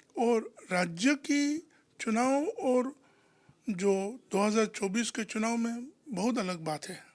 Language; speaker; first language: Hindi; non-native, local second language; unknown